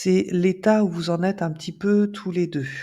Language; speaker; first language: French; native; French